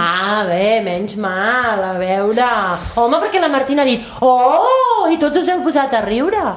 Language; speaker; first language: Catalan; native; Catalan